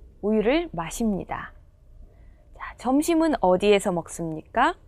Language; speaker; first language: Korean; non-native, fluent; Indonesian